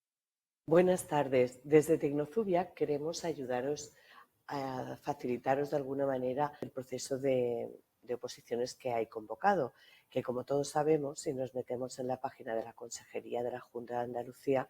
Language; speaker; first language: Spanish; native; Spanish